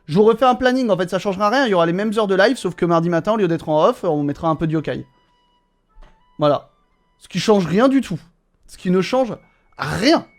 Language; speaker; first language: French; native; French